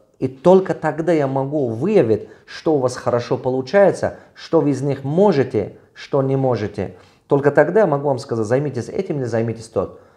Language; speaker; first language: Russian; non-native, local second language; Tajik